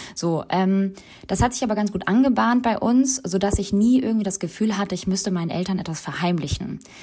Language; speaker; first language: German; early bilingual, other home language; Albanian